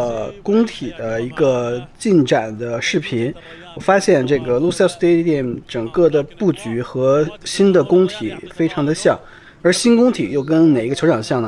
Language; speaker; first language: Chinese; native; Chinese